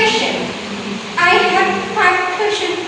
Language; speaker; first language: English; non-native, learner; Indonesian